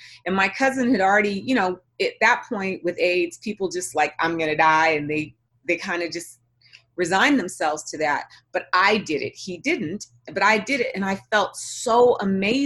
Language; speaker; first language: English; native; English